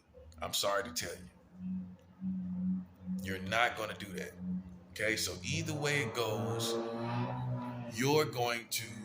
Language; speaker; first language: English; native; English